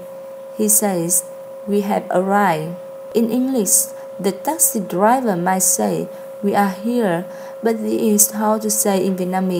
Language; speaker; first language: English; non-native, learner; Vietnamese